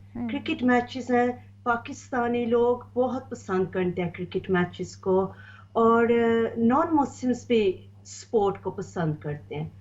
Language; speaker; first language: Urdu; early bilingual, heritage; Urdu